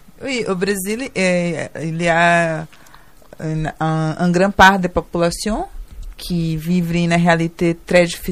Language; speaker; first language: French; non-native, learner; Portuguese